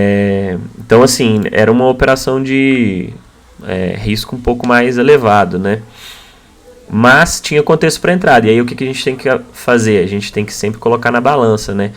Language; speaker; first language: Portuguese; native; Portuguese